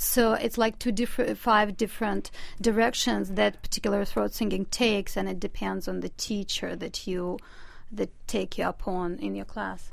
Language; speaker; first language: English; non-native, fluent; Russian